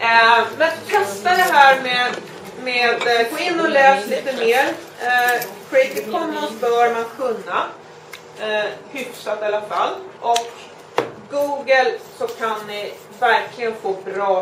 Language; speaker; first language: Swedish; native; Swedish